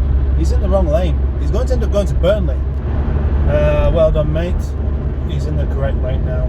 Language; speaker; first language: English; native; English